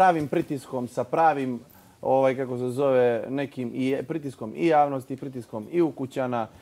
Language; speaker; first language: Serbian; native; Serbian